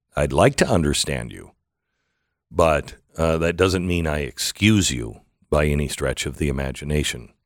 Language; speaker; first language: English; early bilingual, other home language; German